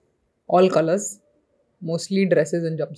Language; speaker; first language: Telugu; non-native, local second language; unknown